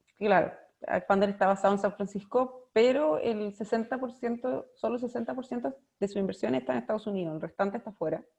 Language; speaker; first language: Spanish; native; Spanish